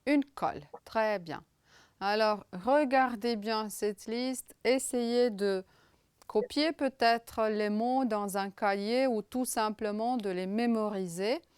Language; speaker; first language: French; non-native, fluent; Romanian